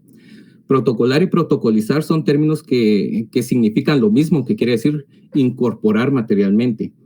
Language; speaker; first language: Spanish; native; Spanish